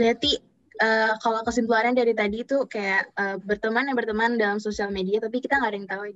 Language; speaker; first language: Indonesian; native; Indonesian